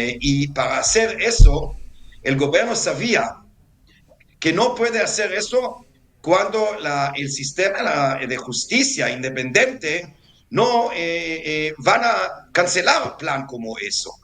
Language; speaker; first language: Spanish; non-native, fluent; Hebrew